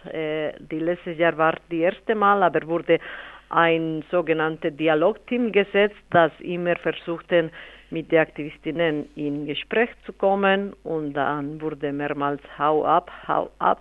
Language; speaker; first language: German; non-native, fluent; Spanish